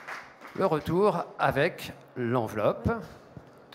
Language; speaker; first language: French; native; French